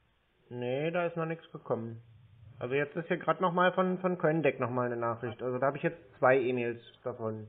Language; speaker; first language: German; native; German